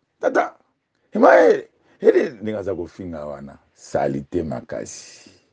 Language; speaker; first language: Lingala; native; Lingala